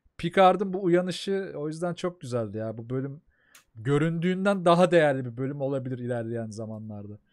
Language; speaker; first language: Turkish; native; Turkish